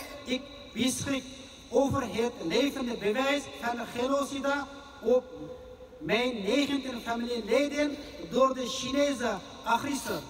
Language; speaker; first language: Dutch; non-native, fluent; Uyghur